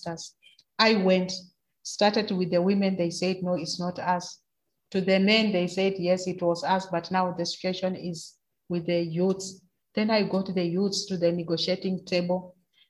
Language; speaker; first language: English; non-native, local second language; Luyia